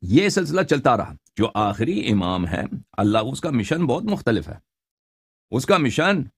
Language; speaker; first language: Urdu; non-native, fluent; Persian